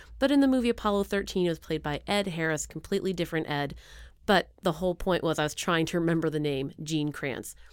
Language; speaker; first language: English; native; English